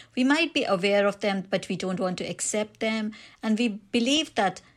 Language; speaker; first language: English; non-native, local second language; Hindi